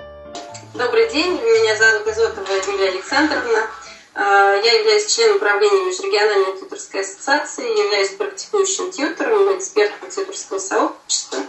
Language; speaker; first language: Russian; native; Russian